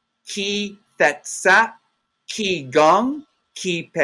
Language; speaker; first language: French; non-native, learner; English